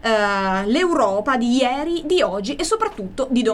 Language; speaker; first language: Italian; native; Italian